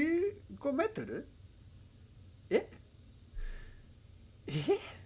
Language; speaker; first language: Japanese; non-native, learner; English